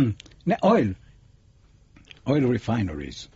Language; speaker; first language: Hebrew; native; Hebrew